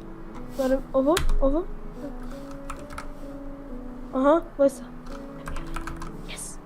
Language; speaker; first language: Persian; native; Persian